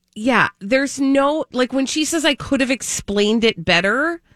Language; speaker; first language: English; early bilingual, other home language; Norwegian